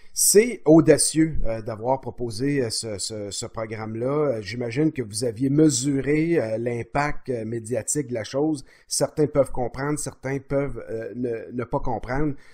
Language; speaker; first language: French; native; French